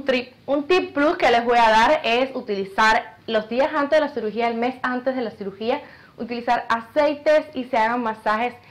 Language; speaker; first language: Spanish; native; Spanish